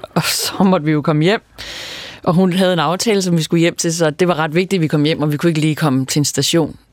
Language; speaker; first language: Danish; native; Danish